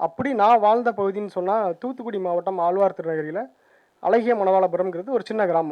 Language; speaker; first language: Tamil; native; Tamil